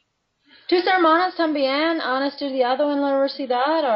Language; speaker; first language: Spanish; non-native, fluent; English